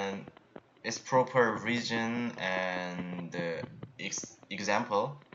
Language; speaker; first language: English; non-native, learner; Korean